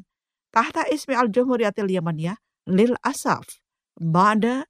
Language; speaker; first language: Arabic; non-native, fluent; Indonesian